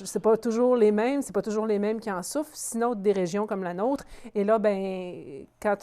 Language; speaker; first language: French; native; French